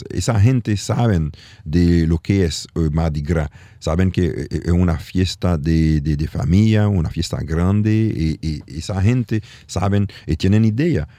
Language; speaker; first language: Spanish; non-native, learner; French